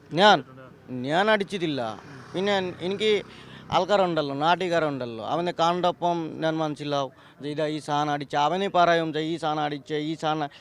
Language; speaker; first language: Malayalam; non-native, local second language; Bangla